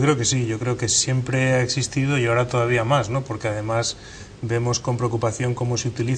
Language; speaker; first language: Spanish; native; Spanish